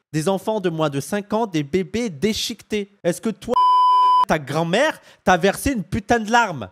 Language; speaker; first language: French; native; French